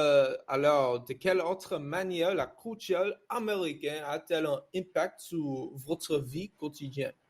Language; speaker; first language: French; non-native, learner; English